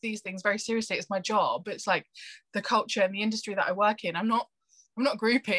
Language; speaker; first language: English; native; English